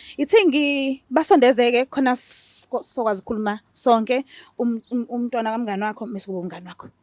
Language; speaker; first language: Zulu; native; Zulu